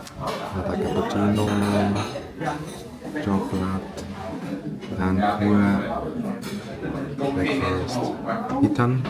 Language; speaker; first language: Indonesian; non-native, learner; German